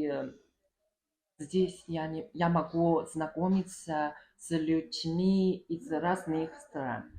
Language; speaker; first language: Russian; non-native, learner; Chinese